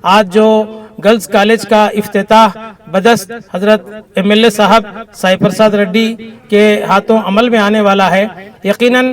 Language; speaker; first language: Urdu; native; Urdu